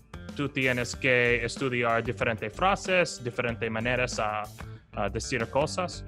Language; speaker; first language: Spanish; non-native, learner; English